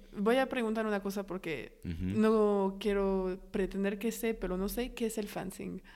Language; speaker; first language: Spanish; non-native, fluent; French